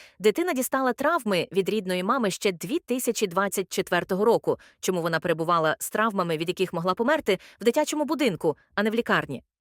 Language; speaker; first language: Ukrainian; native; Ukrainian